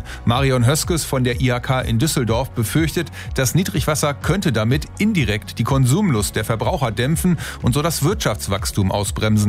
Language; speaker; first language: German; native; German